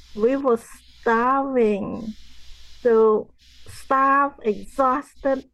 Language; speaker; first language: English; non-native, fluent; Khmer